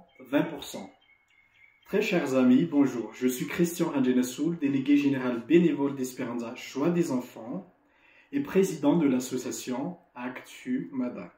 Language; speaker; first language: French; non-native, local second language; Malagasy